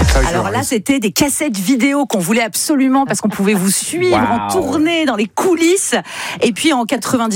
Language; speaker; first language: French; native; French